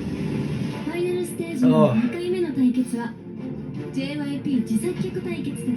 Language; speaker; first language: Japanese; native; Japanese